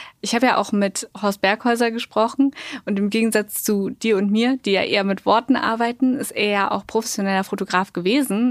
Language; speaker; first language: German; native; German